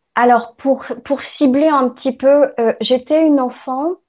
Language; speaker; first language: French; native; French